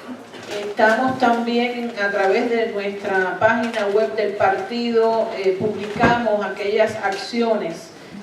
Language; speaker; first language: Spanish; non-native, fluent; Russian